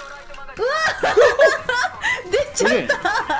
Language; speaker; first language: Japanese; native; Japanese